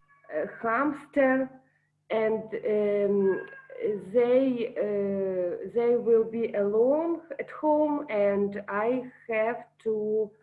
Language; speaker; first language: English; non-native, learner; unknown